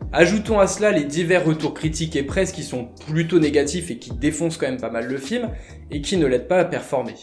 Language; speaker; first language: French; native; French